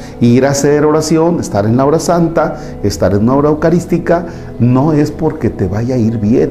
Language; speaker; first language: Spanish; native; Spanish